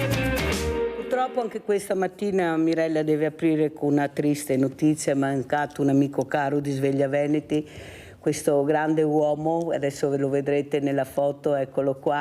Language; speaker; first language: Italian; native; Italian